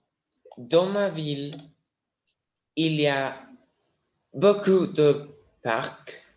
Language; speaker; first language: French; non-native, learner; Spanish